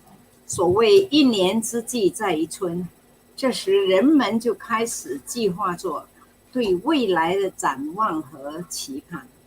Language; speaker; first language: Chinese; native; Chinese